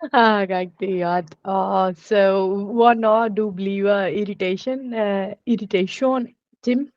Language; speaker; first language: Danish; non-native, learner; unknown